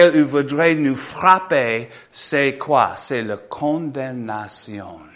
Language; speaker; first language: French; non-native, fluent; English